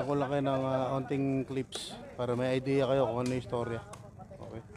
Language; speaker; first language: Filipino; native; Filipino